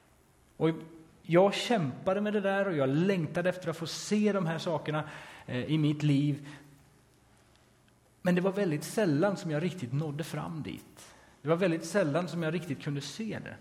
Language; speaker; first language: Swedish; native; Swedish